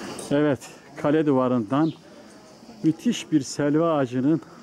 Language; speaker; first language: Turkish; native; Turkish